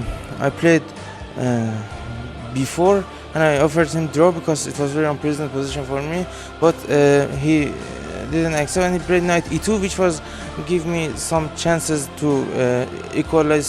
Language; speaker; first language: English; non-native, fluent; Persian